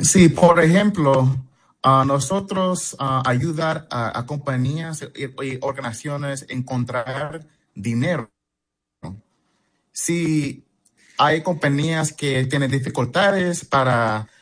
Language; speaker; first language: Spanish; early bilingual, heritage; Spanish